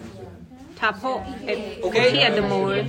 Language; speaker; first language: Danish; non-native, learner; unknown